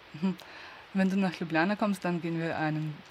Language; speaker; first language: German; non-native, learner; Slovenian